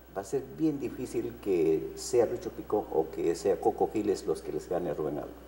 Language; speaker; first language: Spanish; native; Spanish